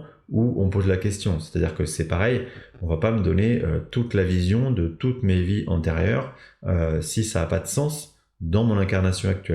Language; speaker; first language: French; native; French